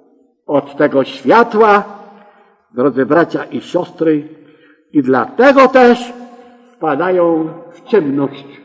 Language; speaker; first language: Polish; native; Polish